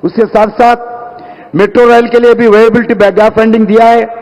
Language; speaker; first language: Hindi; non-native, local second language; Telugu